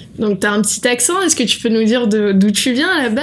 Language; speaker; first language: French; native; French